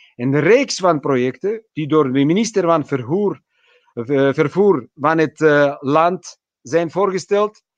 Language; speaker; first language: Dutch; non-native, fluent; Georgian